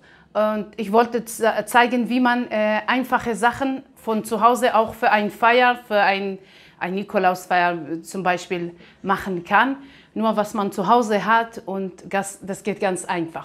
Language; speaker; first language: German; non-native, fluent; Aramaic